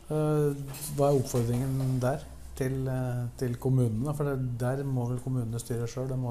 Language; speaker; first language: Norwegian; native; Norwegian